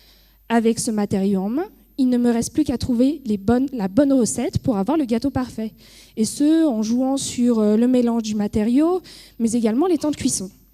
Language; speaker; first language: French; native; French